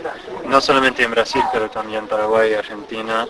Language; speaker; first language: Spanish; non-native, fluent; English